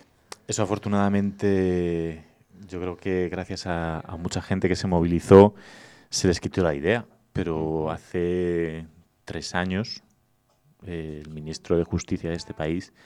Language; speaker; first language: Spanish; native; Spanish